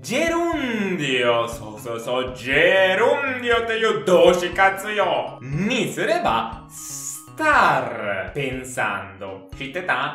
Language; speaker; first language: Japanese; non-native, fluent; Italian